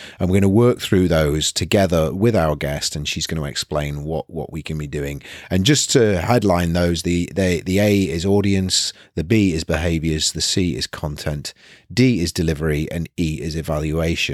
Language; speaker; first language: English; native; English